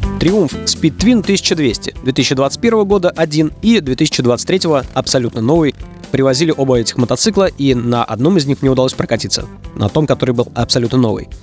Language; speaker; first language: Russian; native; Russian